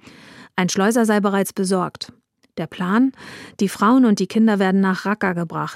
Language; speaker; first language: German; native; German